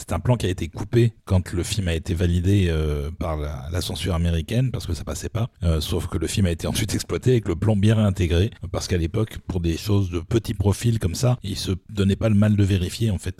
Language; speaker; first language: French; native; French